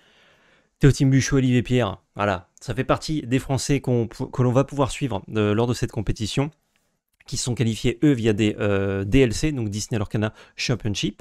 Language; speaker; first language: French; native; French